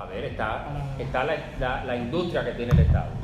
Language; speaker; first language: Spanish; native; Spanish